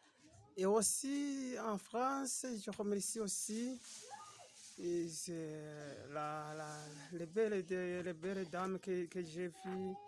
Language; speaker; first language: French; non-native, local second language; Rundi